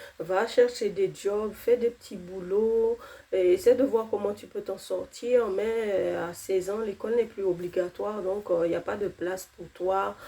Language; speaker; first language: French; non-native, local second language; Haitian Creole